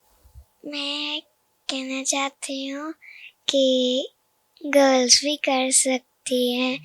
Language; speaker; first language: Hindi; non-native, local second language; Punjabi